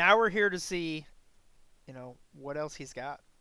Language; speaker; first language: English; native; English